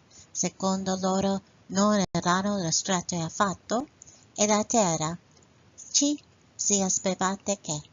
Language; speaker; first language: Italian; non-native, learner; English